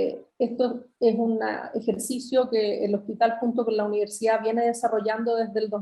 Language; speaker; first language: Spanish; native; Spanish